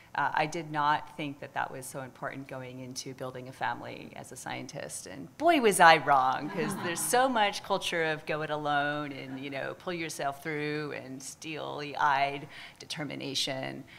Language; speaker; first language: English; native; English